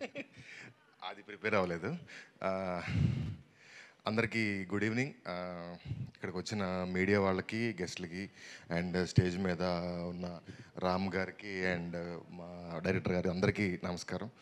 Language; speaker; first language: Telugu; native; Telugu